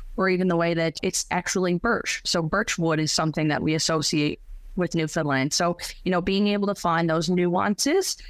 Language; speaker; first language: English; native; English